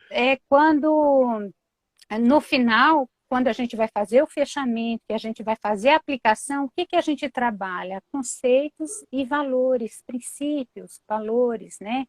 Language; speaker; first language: Portuguese; native; Portuguese